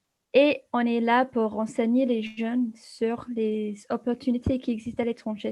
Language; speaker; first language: French; non-native, fluent; English